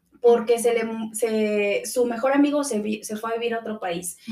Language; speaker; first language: Spanish; native; Spanish